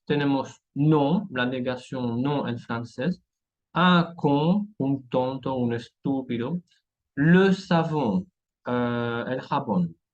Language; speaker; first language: Spanish; non-native, fluent; French